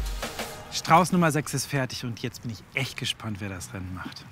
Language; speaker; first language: German; native; German